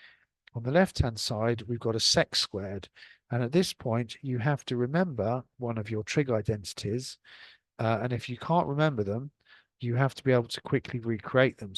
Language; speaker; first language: English; native; English